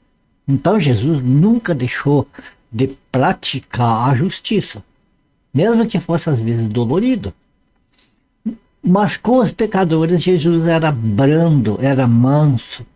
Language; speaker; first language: Portuguese; native; Portuguese